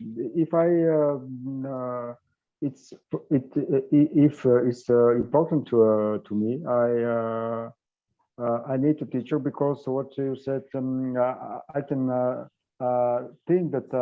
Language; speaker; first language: English; non-native, learner; Bulgarian